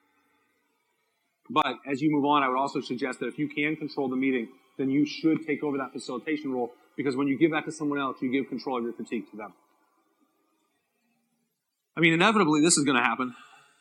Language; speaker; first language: English; native; English